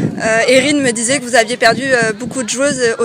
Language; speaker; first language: French; native; French